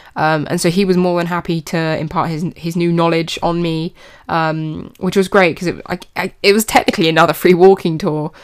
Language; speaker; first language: English; native; English